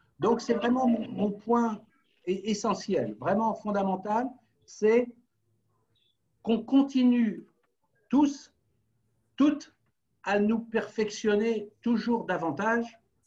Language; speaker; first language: French; native; French